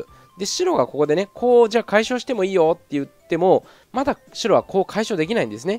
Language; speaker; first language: Japanese; native; Japanese